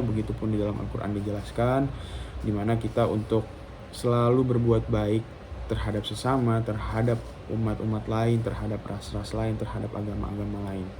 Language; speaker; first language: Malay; non-native, local second language; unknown